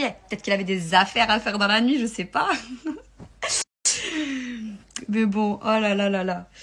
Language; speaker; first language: French; native; French